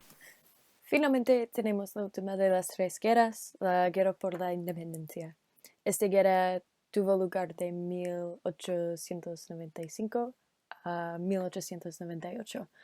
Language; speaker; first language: Spanish; non-native, learner; English